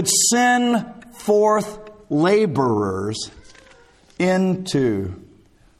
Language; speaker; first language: English; native; English